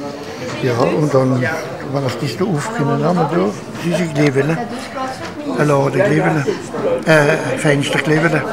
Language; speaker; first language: German; non-native, local second language; Swiss German